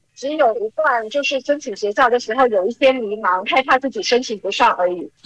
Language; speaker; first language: Chinese; early bilingual, heritage; Chinese